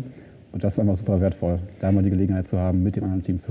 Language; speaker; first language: German; native; German